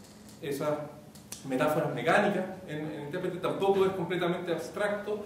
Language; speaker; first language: Spanish; native; Spanish